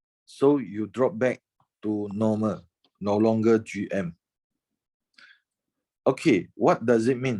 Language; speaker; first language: English; non-native, fluent; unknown